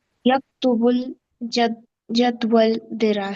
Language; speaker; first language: Arabic; non-native, learner; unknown